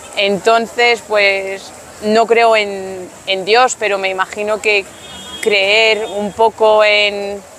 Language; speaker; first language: Spanish; non-native, fluent; French